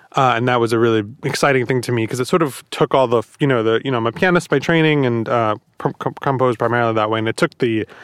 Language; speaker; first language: English; native; English